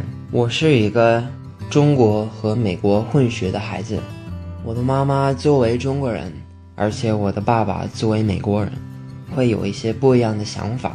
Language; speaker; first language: Chinese; early bilingual, heritage; English